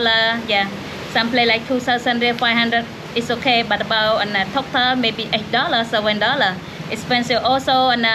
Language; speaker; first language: English; non-native, learner; Khmer